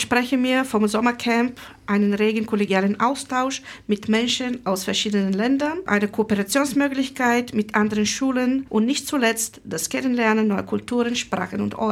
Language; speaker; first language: German; non-native, fluent; Bulgarian